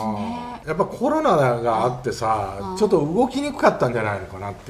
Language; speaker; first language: Japanese; native; Japanese